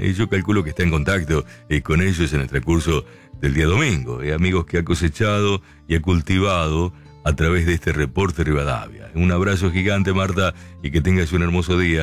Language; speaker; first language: Spanish; native; Spanish